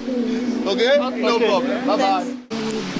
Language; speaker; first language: English; non-native, local second language; Seselwa Creole French